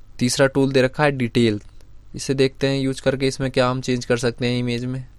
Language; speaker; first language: Hindi; native; Hindi